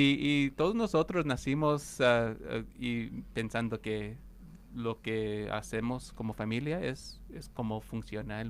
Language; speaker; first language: Spanish; non-native, fluent; English